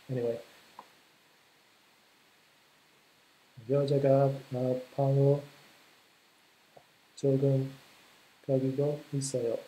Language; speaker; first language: Korean; non-native, learner; English